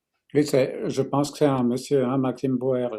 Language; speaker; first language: French; non-native, fluent; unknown